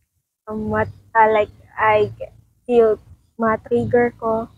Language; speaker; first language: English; non-native, local second language; Cebuano